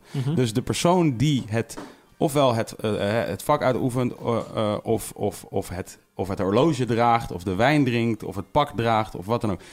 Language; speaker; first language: Dutch; native; Dutch